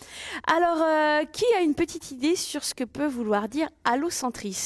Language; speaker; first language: French; native; French